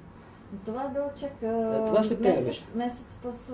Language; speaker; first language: Bulgarian; non-native, fluent; Czech